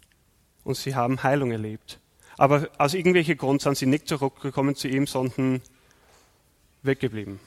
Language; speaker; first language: German; non-native, fluent; English